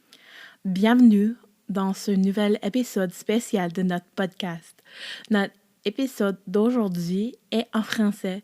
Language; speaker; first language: French; non-native, local second language; English